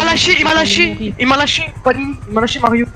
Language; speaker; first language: French; native; French